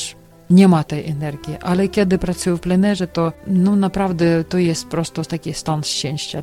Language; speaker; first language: Polish; non-native, learner; Ukrainian